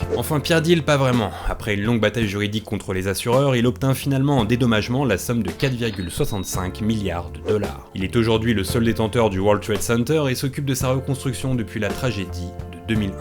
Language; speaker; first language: French; native; French